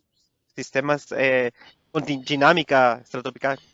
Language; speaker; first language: Portuguese; non-native, fluent; Spanish